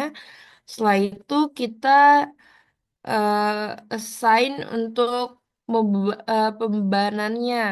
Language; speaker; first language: Indonesian; native; Indonesian